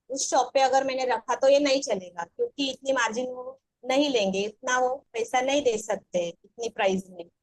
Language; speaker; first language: Hindi; non-native, local second language; Marathi